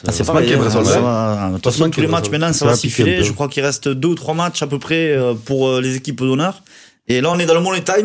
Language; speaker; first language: French; native; French